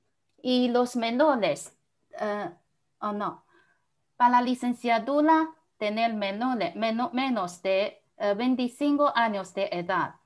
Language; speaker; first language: Spanish; non-native, fluent; Chinese